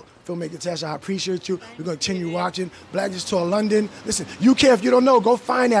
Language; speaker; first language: English; native; English